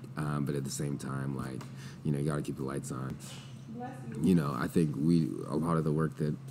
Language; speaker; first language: English; native; English